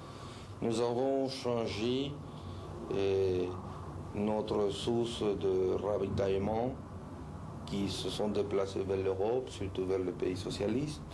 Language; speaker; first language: French; non-native, fluent; Spanish